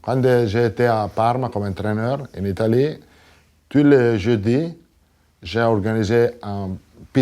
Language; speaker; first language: French; non-native, learner; Italian